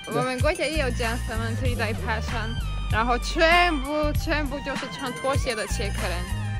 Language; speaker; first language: Chinese; non-native, fluent; Czech